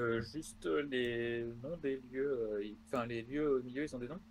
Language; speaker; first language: French; native; French